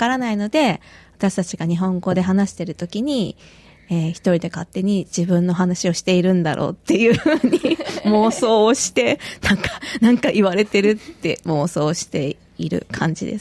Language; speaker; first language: Japanese; native; Japanese